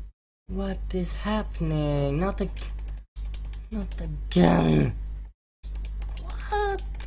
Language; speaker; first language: English; non-native, learner; Swedish